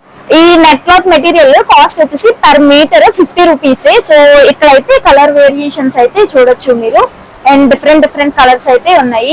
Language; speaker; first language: Telugu; native; Telugu